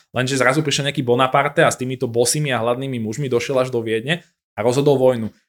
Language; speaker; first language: Slovak; native; Slovak